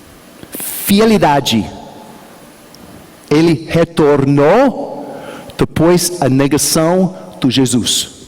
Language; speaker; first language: Portuguese; non-native, learner; English